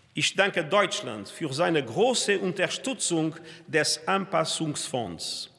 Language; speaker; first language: German; non-native, fluent; Portuguese